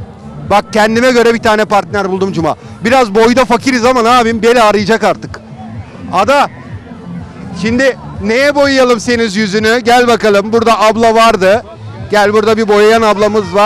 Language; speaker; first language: Turkish; native; Turkish